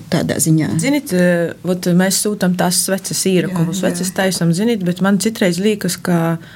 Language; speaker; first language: Latvian; native; Latvian